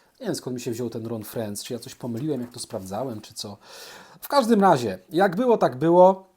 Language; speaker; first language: Polish; native; Polish